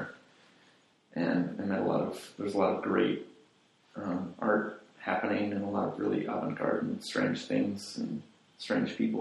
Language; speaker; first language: English; native; English